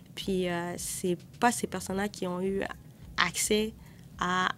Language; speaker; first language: French; native; French